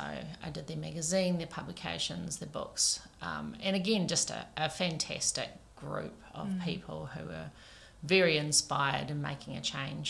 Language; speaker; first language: English; native; English